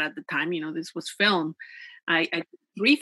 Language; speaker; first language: English; non-native, fluent; Spanish